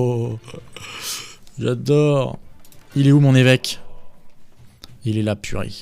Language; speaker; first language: French; native; French